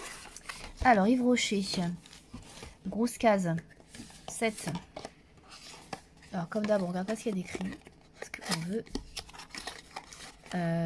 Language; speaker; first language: French; native; French